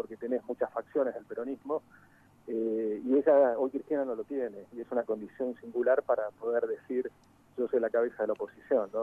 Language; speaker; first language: Spanish; native; Spanish